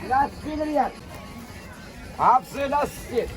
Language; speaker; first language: Arabic; native; Arabic